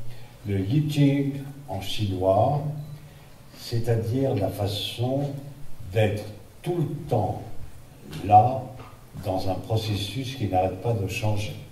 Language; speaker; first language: French; native; French